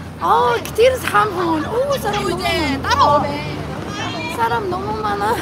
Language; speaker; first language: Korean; non-native, learner; Arabic